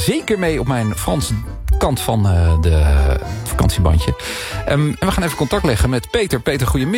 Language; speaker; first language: Dutch; native; Dutch